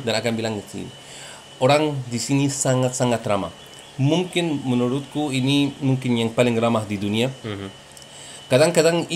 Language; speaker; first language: Indonesian; non-native, learner; French